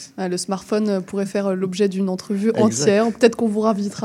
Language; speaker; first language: French; native; French